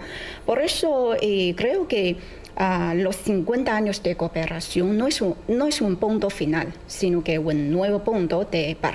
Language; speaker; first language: Spanish; non-native, fluent; Chinese